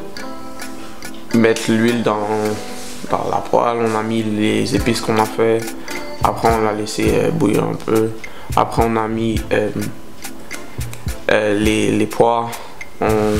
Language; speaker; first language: French; early bilingual, other home language; Haitian Creole